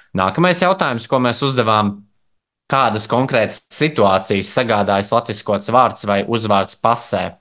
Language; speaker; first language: Latvian; native; Latvian